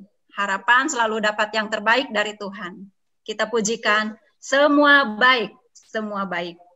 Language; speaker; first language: Indonesian; native; Indonesian